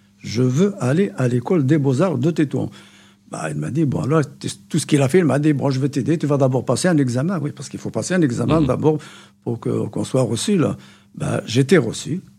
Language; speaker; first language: French; non-native, local second language; Arabic